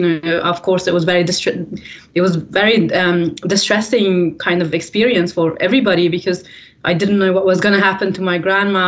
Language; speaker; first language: English; early bilingual, other home language; Persian